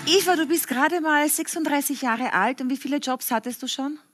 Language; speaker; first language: German; native; German